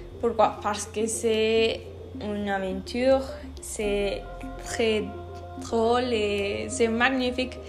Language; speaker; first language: French; non-native, learner; Spanish